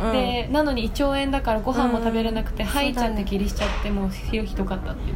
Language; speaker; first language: Japanese; native; Japanese